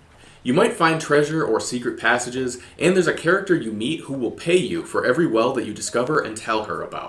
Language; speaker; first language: English; native; English